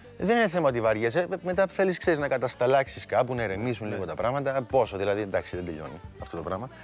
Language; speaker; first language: Greek; native; Greek